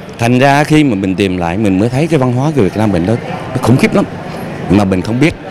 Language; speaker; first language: Vietnamese; native; Vietnamese